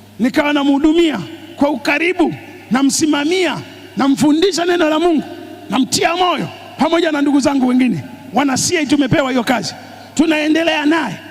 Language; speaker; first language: Swahili; native; Swahili